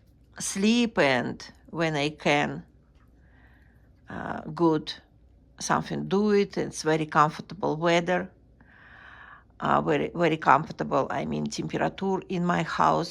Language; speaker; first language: English; non-native, learner; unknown